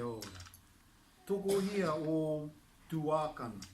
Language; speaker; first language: Māori; non-native, fluent; English